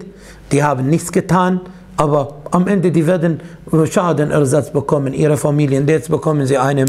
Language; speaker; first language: German; non-native, fluent; Arabic